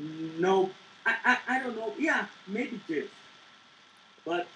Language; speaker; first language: English; non-native, learner; Portuguese